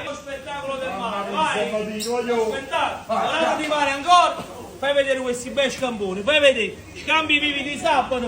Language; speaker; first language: Italian; native; Italian